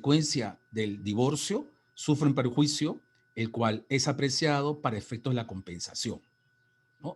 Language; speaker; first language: Spanish; native; Spanish